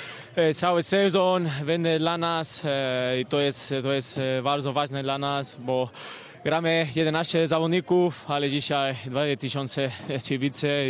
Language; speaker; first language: Polish; non-native, learner; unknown